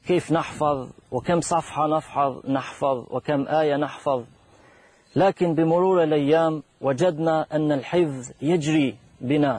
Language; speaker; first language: Arabic; non-native, fluent; Albanian